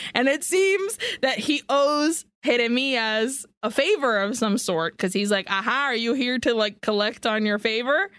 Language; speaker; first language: English; early bilingual, other home language; Spanish